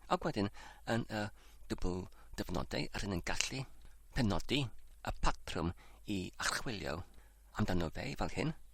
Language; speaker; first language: Welsh; non-native, learner; English